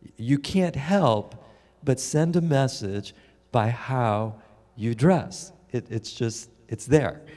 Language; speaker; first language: English; native; English